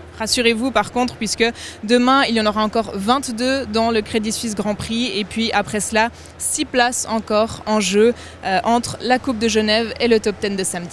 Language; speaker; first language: French; native; French